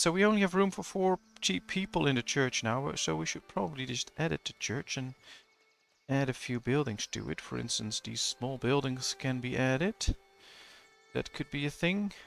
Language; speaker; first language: English; non-native, fluent; Dutch